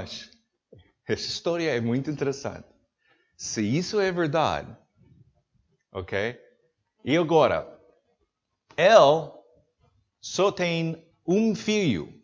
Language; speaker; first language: Portuguese; non-native, learner; English